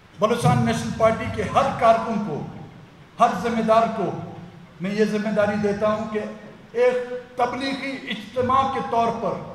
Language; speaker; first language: Urdu; non-native, local second language; Brahui